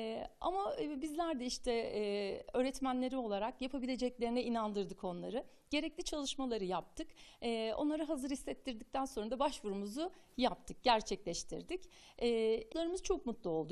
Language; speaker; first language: Turkish; native; Turkish